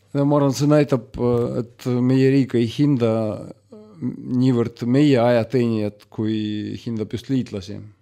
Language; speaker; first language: Estonian; non-native, local second language; Russian